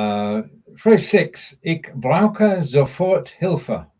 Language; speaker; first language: German; non-native, learner; English